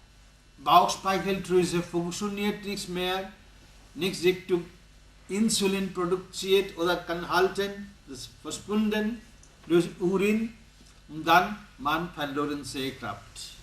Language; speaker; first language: German; non-native, learner; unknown